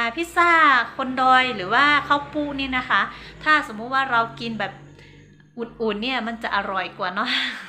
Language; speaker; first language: Thai; non-native, local second language; Hmong